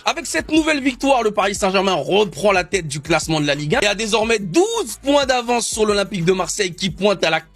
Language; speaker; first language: French; native; French